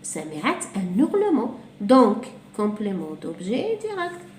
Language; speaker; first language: French; non-native, local second language; Arabic